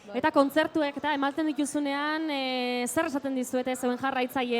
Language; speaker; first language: Basque; native; Basque